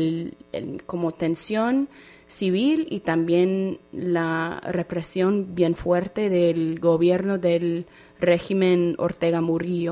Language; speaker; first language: Spanish; non-native, fluent; English